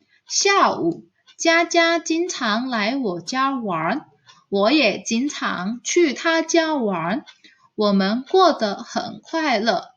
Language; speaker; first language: Chinese; non-native, fluent; Indonesian